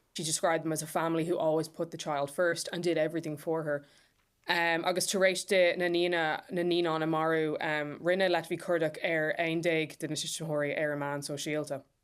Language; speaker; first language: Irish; non-native, local second language; English